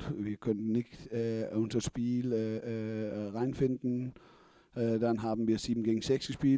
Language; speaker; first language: German; non-native, fluent; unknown